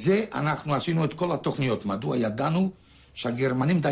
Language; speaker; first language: Hebrew; non-native, fluent; Polish